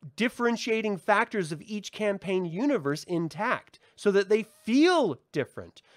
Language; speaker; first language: English; native; English